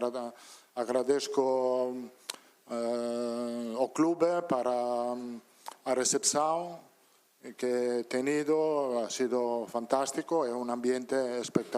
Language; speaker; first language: Portuguese; non-native, fluent; Italian